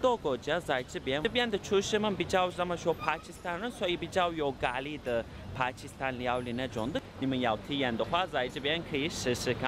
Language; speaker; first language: Chinese; non-native, fluent; Turkish